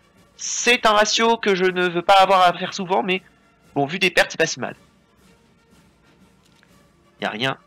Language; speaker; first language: French; native; French